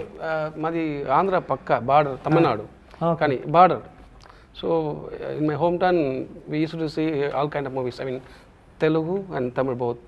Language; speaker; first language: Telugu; non-native, learner; Tamil